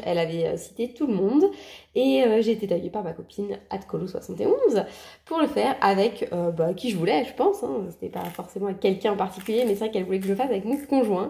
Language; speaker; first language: French; native; French